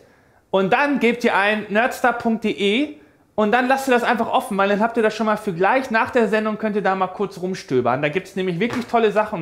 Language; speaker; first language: German; native; German